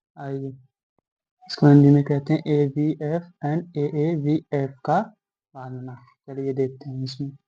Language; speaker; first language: Hindi; native; Hindi